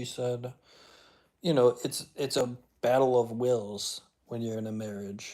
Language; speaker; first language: English; native; English